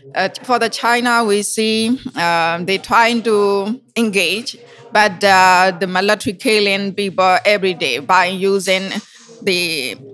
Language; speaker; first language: English; non-native, learner; Burmese